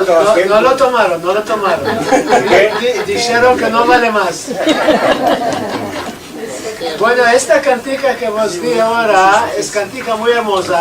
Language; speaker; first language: Spanish; early bilingual, heritage; Ladino